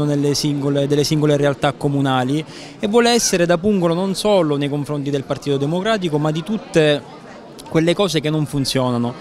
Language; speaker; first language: Italian; native; Italian